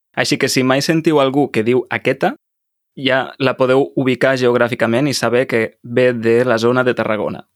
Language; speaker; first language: Catalan; native; Catalan